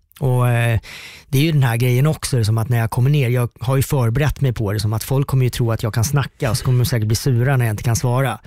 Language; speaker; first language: Swedish; native; Swedish